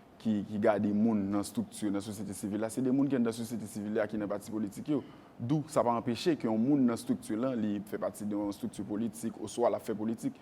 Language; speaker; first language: Haitian Creole; native; Haitian Creole